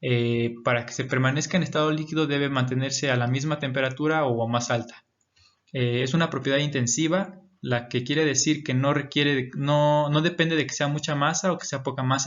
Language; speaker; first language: Spanish; native; Spanish